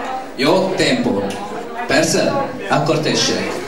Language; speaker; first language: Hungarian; non-native, learner; Italian